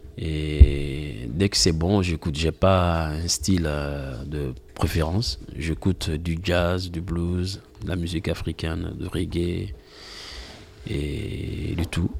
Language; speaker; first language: French; non-native, local second language; Mandingo